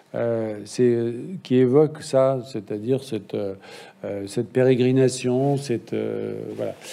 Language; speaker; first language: French; native; French